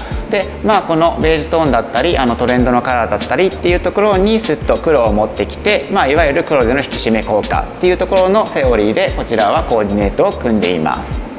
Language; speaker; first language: Japanese; native; Japanese